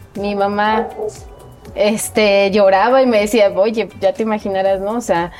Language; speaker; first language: Spanish; native; Spanish